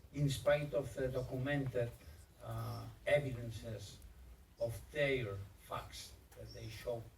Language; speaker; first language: English; non-native, fluent; Catalan